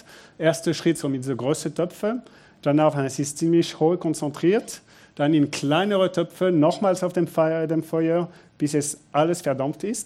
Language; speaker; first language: German; non-native, fluent; French